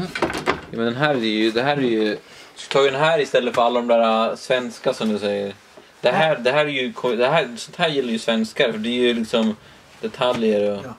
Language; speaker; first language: Swedish; early bilingual, other home language; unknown